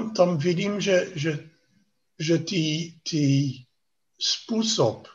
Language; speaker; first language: Czech; non-native, fluent; Dutch